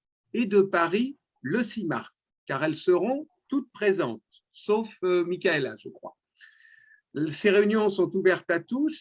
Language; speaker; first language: French; native; French